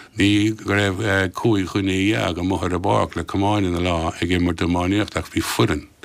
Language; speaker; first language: Irish; non-native, local second language; English